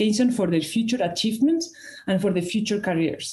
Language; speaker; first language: English; non-native, fluent; Spanish